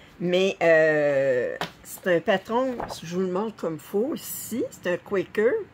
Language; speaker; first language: French; native; French